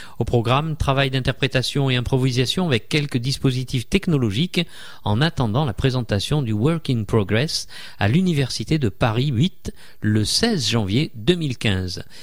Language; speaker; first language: French; native; French